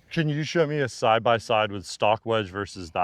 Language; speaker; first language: English; native; English